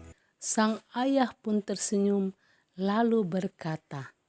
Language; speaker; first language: Indonesian; native; Indonesian